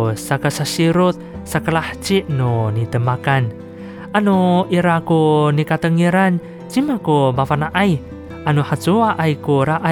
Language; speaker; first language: Chinese; non-native, local second language; Amis